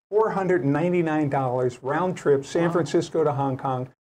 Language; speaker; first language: English; native; English